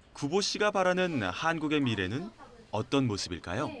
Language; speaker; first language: Korean; native; Korean